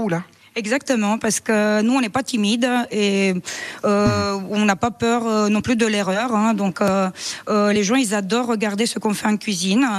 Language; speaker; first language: French; non-native, fluent; Romanian